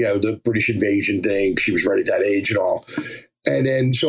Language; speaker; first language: English; native; English